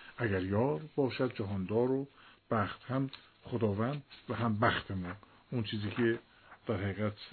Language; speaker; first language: Persian; native; Persian